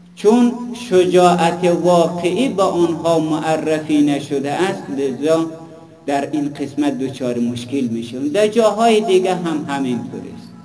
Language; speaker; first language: Persian; native; Persian